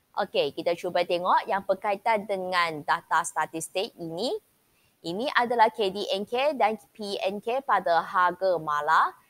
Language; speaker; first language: Malay; non-native, local second language; Chinese